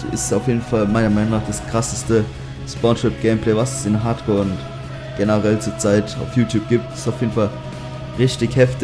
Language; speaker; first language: German; native; German